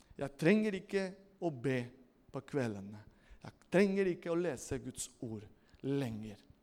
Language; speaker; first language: Norwegian; non-native, fluent; Spanish